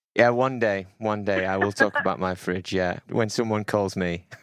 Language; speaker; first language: English; native; English